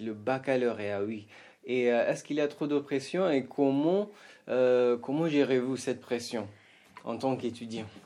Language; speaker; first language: French; non-native, fluent; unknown